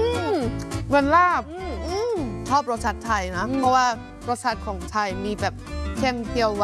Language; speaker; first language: Thai; non-native, fluent; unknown